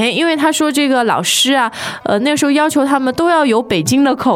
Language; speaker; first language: Chinese; native; Chinese